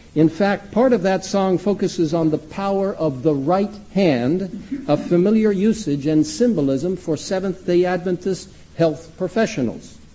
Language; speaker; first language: English; early bilingual, other home language; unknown